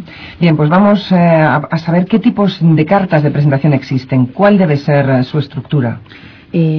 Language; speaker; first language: Spanish; native; Spanish